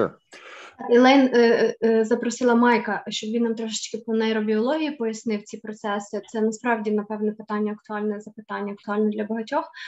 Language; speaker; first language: Ukrainian; native; Ukrainian